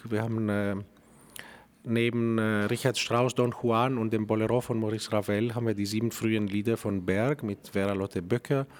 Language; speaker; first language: German; non-native, fluent; Greek